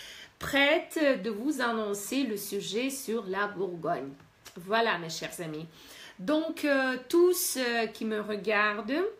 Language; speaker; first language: French; non-native, fluent; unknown